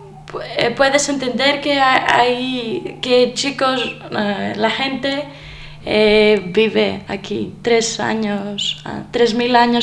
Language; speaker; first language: Spanish; non-native, learner; Greek